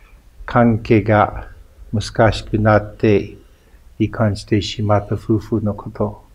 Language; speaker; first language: Japanese; non-native, fluent; English